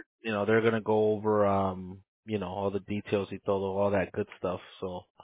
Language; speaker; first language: English; early bilingual, other home language; Spanish